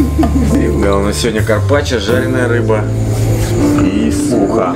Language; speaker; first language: Russian; native; Russian